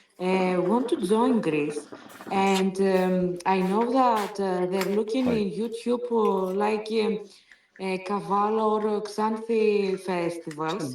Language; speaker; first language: English; non-native, learner; Greek